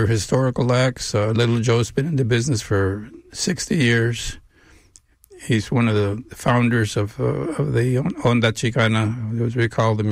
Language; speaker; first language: English; non-native, local second language; Spanish